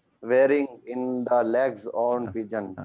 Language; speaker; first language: English; non-native, learner; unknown